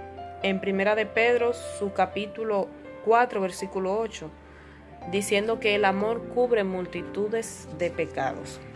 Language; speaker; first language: Spanish; native; Spanish